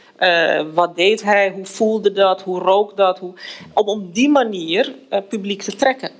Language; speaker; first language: Dutch; native; Dutch